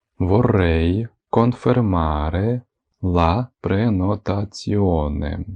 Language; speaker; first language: Italian; non-native, fluent; Ukrainian